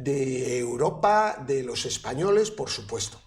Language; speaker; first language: Spanish; native; Spanish